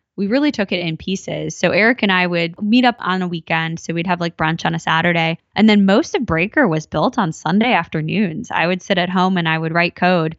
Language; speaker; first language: English; native; English